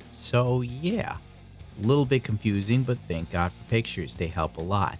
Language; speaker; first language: English; native; English